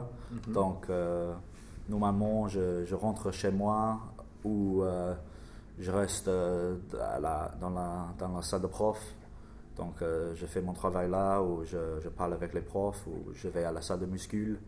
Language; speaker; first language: French; non-native, learner; English